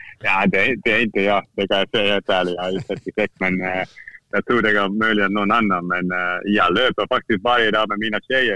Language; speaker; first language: Swedish; non-native, fluent; Finnish